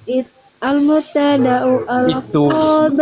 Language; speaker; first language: Arabic; non-native, learner; Indonesian